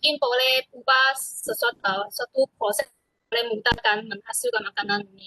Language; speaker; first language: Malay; non-native, local second language; Chinese